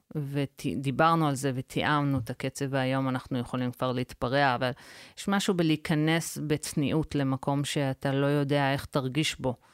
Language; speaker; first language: Hebrew; early bilingual, other home language; English